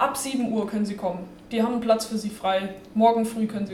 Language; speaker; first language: German; native; German